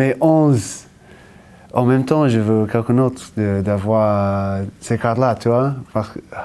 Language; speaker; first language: French; non-native, fluent; English